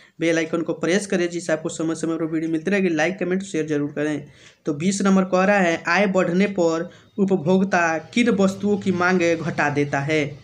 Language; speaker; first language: Hindi; native; Hindi